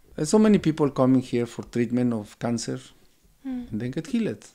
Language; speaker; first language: English; non-native, learner; Spanish